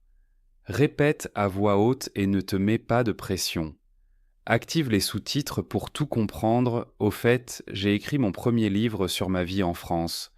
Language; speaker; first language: French; native; French